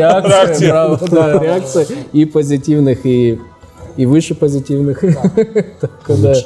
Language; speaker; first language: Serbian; non-native, fluent; Russian